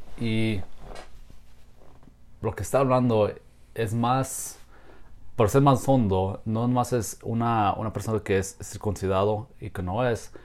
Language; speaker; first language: Spanish; non-native, fluent; English